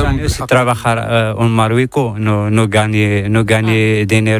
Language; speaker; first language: Spanish; non-native, learner; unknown